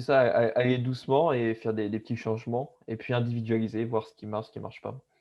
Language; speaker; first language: French; native; French